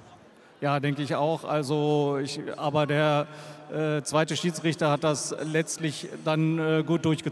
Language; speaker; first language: German; native; German